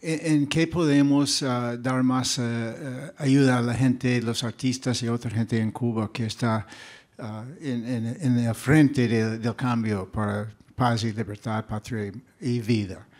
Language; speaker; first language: Spanish; non-native, fluent; English